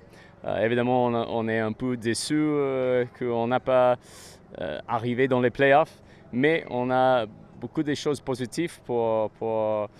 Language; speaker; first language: French; non-native, fluent; English